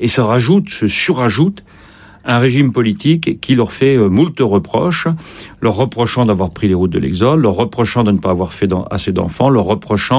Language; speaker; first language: French; native; French